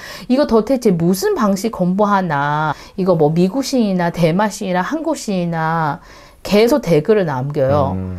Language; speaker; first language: Korean; non-native, learner; Chinese